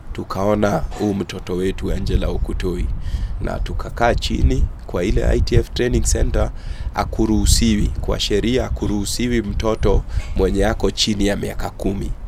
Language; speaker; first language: Swahili; non-native, local second language; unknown